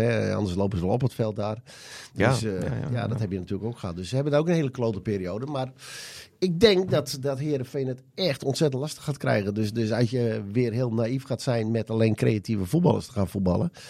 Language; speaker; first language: Dutch; native; Dutch